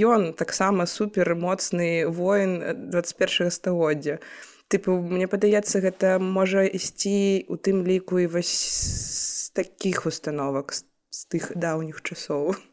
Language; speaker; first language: Belarusian; non-native, local second language; Russian